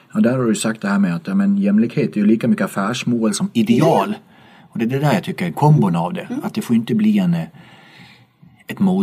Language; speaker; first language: Swedish; native; Swedish